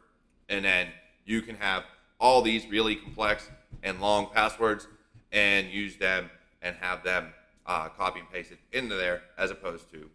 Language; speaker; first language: English; native; English